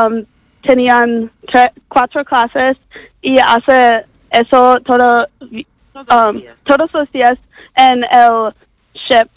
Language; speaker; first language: Spanish; non-native, learner; English